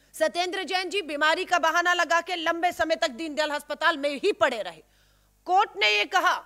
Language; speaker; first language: Hindi; native; Hindi